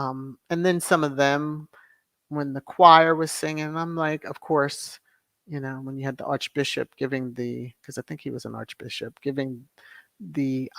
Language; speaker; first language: English; native; English